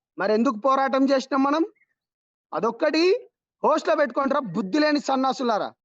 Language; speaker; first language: Telugu; non-native, local second language; Lambadi